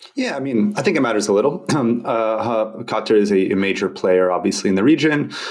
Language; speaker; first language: English; native; English